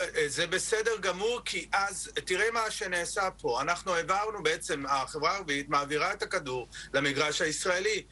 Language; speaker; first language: Hebrew; non-native, local second language; Arabic